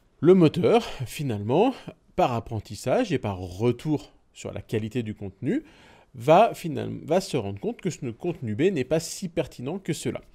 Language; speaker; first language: French; native; French